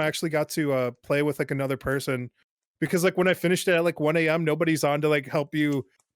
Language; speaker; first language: English; native; English